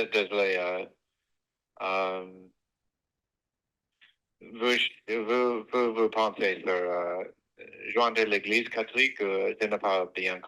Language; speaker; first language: French; non-native, fluent; English